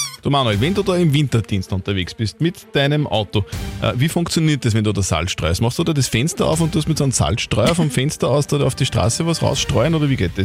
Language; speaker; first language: German; native; German